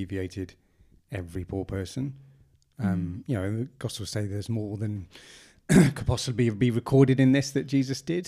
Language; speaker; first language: English; native; English